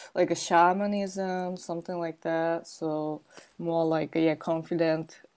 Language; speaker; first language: English; non-native, learner; Japanese